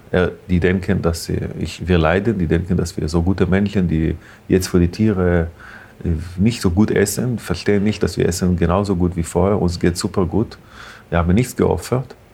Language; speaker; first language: German; non-native, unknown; Hebrew